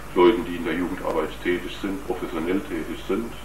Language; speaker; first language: German; native; German